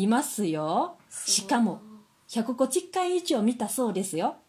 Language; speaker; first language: Japanese; non-native, fluent; Chinese